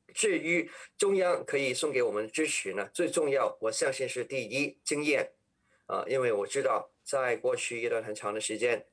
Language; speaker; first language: Chinese; non-native, local second language; Cantonese